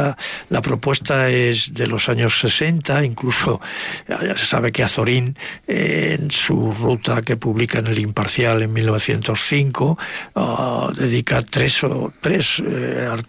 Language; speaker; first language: Spanish; native; Spanish